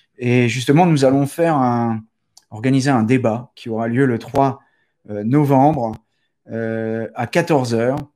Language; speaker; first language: French; native; French